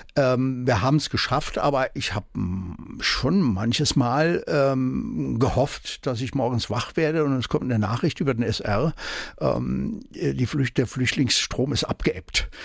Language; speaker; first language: German; native; German